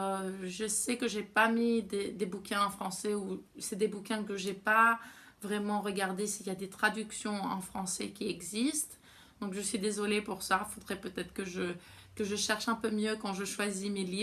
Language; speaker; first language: French; non-native, fluent; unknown